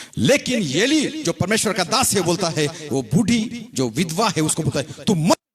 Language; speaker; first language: Hindi; non-native, local second language; Marathi